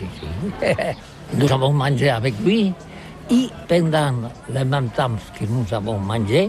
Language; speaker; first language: French; non-native, learner; Catalan